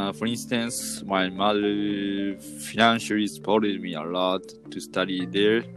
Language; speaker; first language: English; non-native, fluent; Japanese